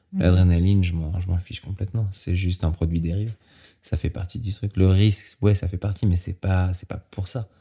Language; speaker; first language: French; native; French